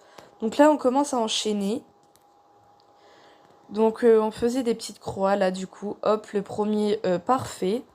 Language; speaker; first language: French; native; French